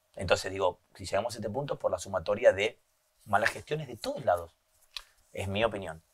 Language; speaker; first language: Spanish; native; Spanish